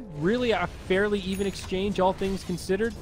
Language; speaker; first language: English; native; English